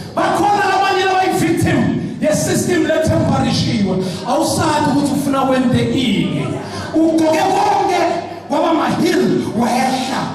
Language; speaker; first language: Zulu; non-native, local second language; Swati